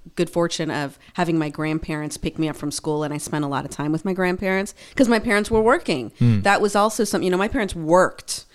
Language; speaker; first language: English; early bilingual, other home language; Spanish